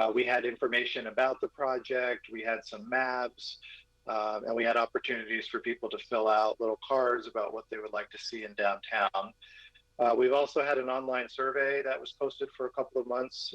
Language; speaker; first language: English; native; English